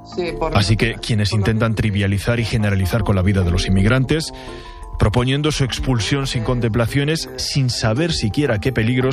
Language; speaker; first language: Spanish; native; Spanish